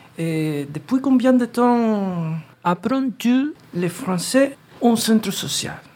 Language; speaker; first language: French; non-native, learner; Spanish